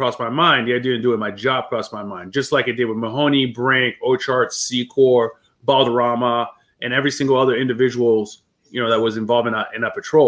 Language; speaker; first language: English; early bilingual, other home language; French